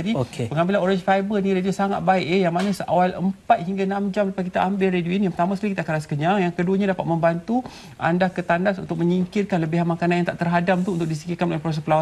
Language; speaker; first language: Malay; native; Malay